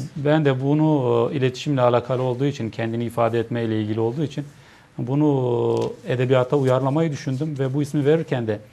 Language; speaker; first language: Turkish; native; Turkish